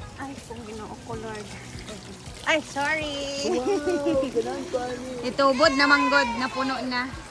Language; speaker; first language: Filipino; non-native, local second language; Cebuano